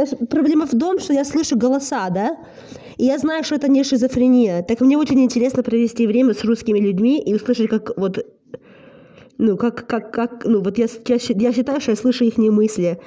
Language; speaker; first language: Russian; early bilingual, heritage; Russian